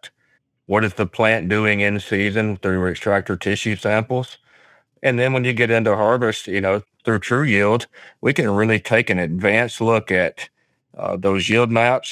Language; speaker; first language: English; native; English